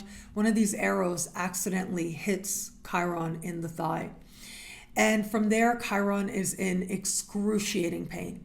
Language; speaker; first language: English; native; English